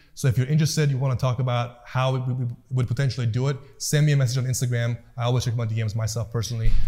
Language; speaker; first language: English; early bilingual, other home language; Persian